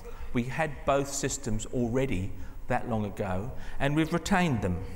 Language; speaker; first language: English; native; English